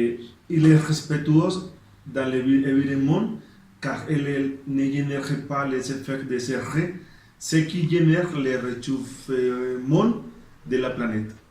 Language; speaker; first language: French; non-native, learner; Spanish